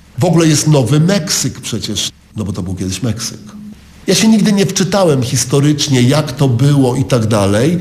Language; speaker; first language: Polish; native; Polish